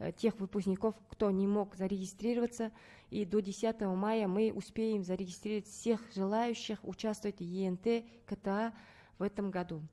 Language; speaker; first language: Russian; non-native, local second language; Kazakh